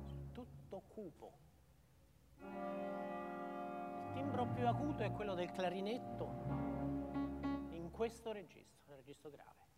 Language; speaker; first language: Italian; native; Italian